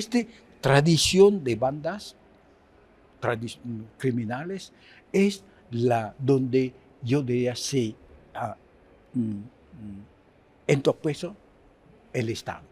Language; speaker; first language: Spanish; non-native, fluent; Haitian Creole